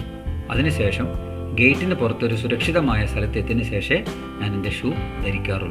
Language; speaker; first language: Malayalam; native; Malayalam